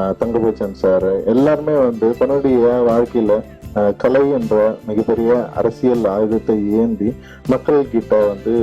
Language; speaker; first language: Tamil; native; Tamil